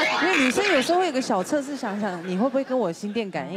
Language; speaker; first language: Chinese; native; Chinese